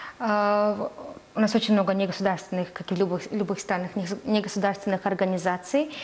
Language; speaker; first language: Russian; non-native, fluent; Mongolian